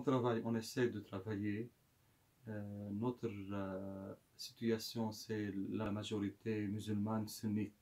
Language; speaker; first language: French; non-native, local second language; Arabic